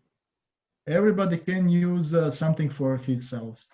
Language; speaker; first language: English; non-native, learner; Croatian